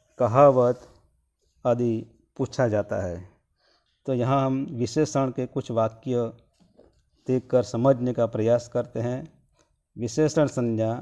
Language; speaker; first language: Hindi; non-native, local second language; Gujarati